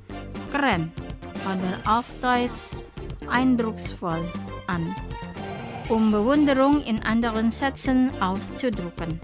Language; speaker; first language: German; non-native, fluent; Indonesian